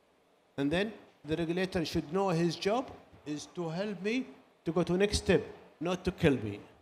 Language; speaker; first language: English; non-native, learner; Arabic